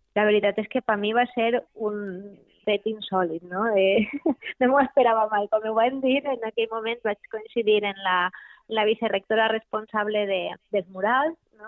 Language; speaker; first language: Catalan; native; Catalan